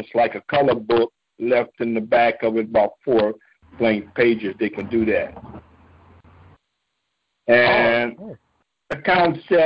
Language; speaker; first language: English; native; English